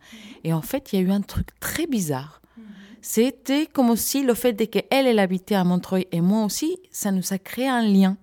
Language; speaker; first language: French; non-native, fluent; Spanish